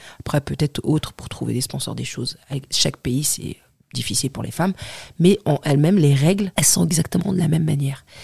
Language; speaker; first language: French; non-native, local second language; Arabic